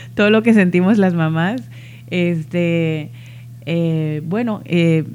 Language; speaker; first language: Spanish; early bilingual, heritage; Spanish